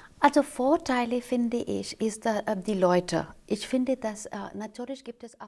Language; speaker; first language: German; non-native, fluent; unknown